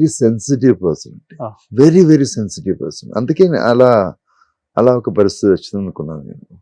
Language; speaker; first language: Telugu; non-native, fluent; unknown